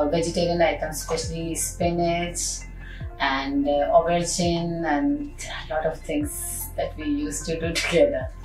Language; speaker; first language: English; non-native, local second language; Hindi